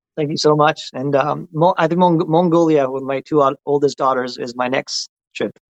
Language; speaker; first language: English; non-native, local second language; French